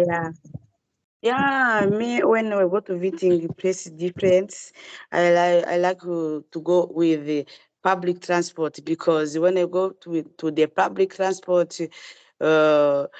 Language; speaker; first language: English; non-native, learner; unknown